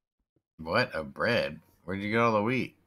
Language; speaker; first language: English; native; English